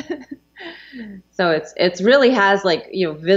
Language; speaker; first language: English; native; English